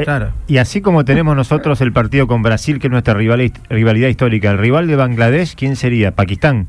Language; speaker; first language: Spanish; native; Spanish